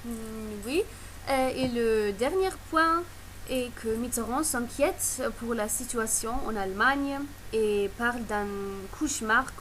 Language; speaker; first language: French; non-native, learner; German